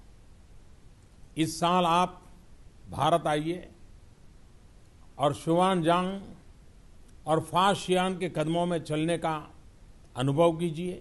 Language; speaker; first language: Hindi; non-native, local second language; Gujarati